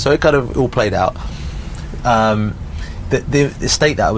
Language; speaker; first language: English; native; English